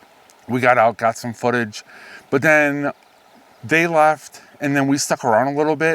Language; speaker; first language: English; native; English